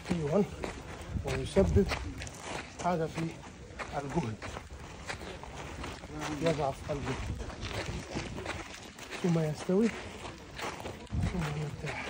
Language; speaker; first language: Arabic; non-native, learner; Bangla